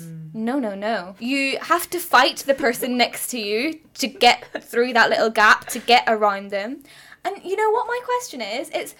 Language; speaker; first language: English; native; English